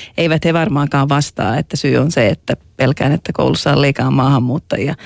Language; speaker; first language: Finnish; native; Finnish